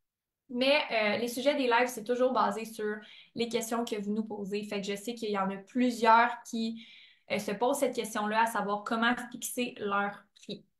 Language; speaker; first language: French; native; French